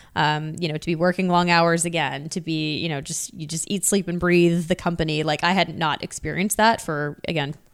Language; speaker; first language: English; native; English